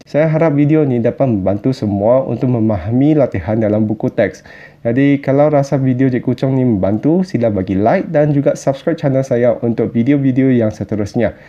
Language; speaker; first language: Malay; non-native, local second language; Chinese